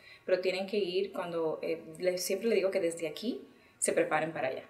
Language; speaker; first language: Spanish; early bilingual, heritage; Spanish